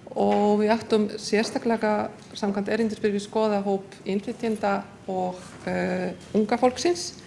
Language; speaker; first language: Icelandic; non-native, fluent; Polish